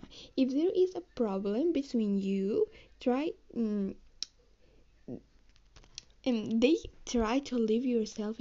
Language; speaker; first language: English; non-native, learner; Spanish